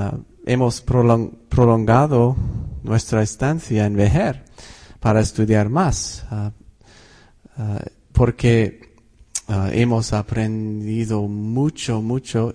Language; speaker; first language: Spanish; non-native, fluent; English